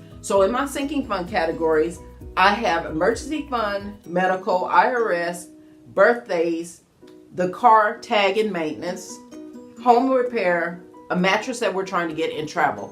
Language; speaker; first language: English; native; English